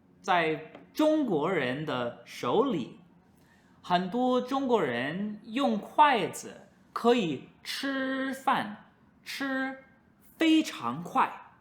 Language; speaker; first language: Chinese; non-native, fluent; English